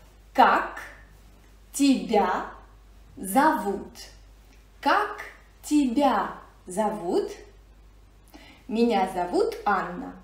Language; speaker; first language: Russian; non-native, fluent; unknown